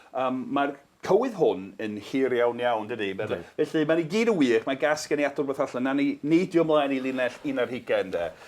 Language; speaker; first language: Welsh; non-native, fluent; English